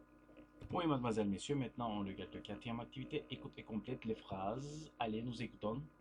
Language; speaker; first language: French; non-native, fluent; Turkish